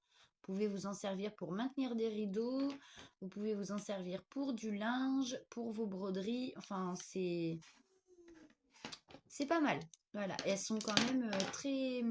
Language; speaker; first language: French; native; French